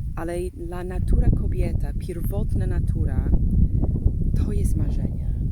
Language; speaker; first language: Polish; non-native, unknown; English